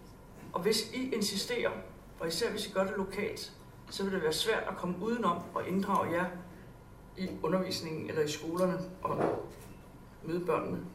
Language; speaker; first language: Danish; native; Danish